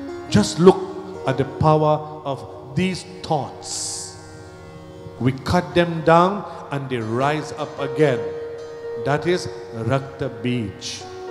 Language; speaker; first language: English; native; English